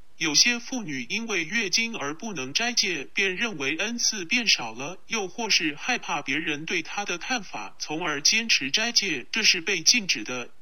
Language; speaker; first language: Chinese; non-native, local second language; Cantonese